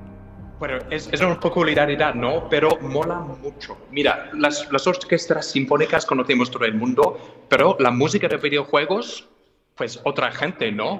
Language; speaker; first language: Spanish; non-native, fluent; English